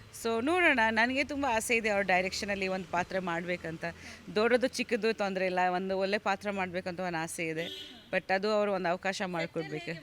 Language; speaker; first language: Kannada; non-native, fluent; Bangla